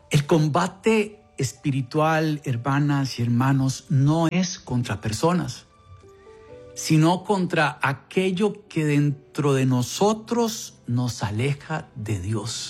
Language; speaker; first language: Spanish; native; Spanish